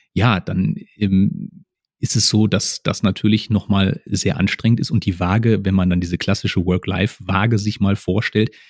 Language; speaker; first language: German; native; German